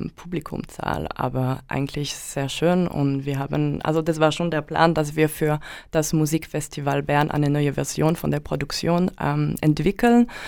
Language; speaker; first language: German; non-native, local second language; French